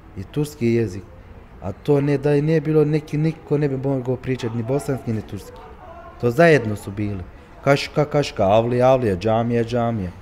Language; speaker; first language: Croatian; early bilingual, heritage; Turkish